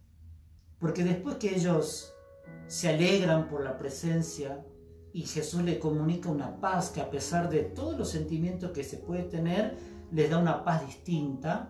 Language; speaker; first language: Spanish; native; Spanish